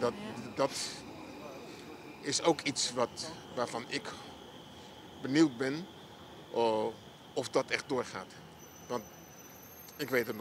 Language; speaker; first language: Dutch; native; Dutch